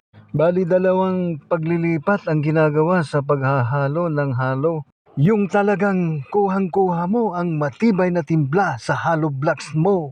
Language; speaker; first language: Filipino; non-native, local second language; Pangasinan